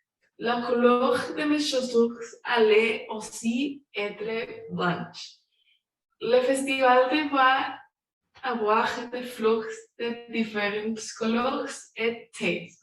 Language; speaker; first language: French; non-native, learner; Spanish